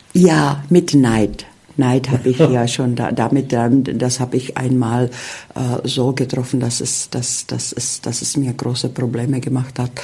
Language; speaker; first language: German; early bilingual, heritage; Czech